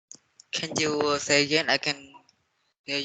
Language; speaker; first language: English; non-native, learner; Vietnamese